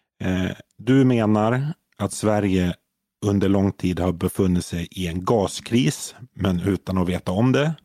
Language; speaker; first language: Swedish; native; Swedish